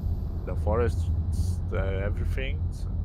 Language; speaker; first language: English; non-native, learner; Lithuanian